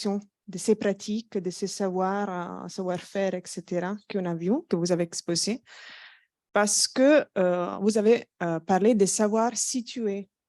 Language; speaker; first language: French; non-native, fluent; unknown